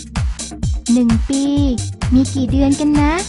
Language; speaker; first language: Thai; native; Thai